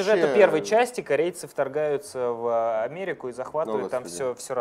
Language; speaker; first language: Russian; native; Russian